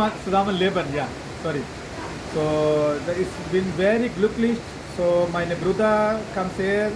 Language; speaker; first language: German; non-native, learner; Urdu